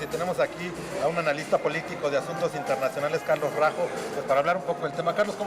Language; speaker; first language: Spanish; native; Spanish